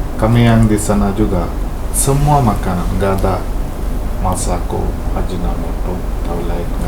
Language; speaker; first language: Indonesian; non-native, local second language; Malayalam